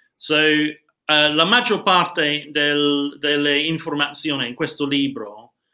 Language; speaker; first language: Italian; non-native, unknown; English